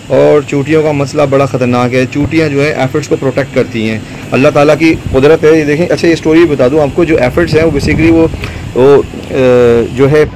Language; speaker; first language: Urdu; native; Urdu